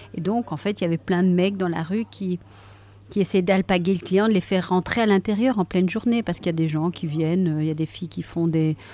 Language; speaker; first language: French; native; French